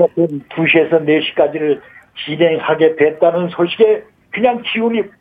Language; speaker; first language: Korean; native; Korean